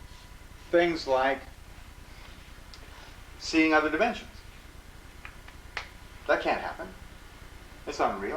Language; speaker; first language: English; native; English